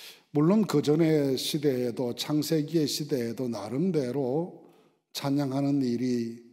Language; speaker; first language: Korean; native; Korean